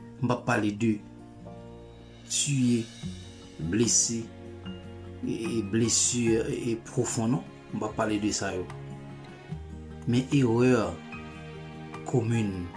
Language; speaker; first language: French; non-native, local second language; Haitian Creole